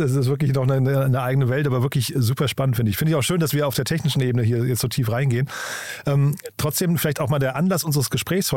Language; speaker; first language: German; native; German